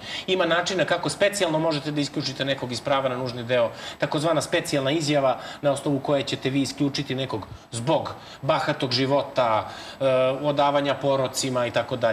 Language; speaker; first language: Serbian; native; Serbian